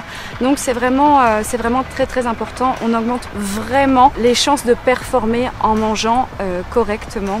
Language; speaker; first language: French; native; French